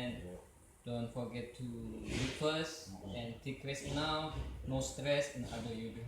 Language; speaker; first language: English; non-native, learner; Indonesian